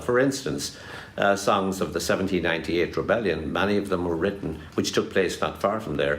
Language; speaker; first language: English; native; English